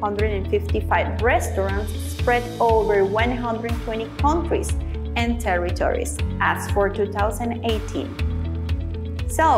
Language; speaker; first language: English; non-native, fluent; Spanish